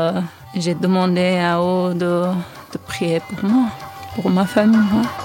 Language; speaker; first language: French; non-native, learner; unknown